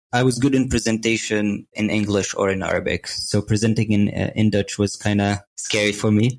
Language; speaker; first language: English; non-native, fluent; Arabic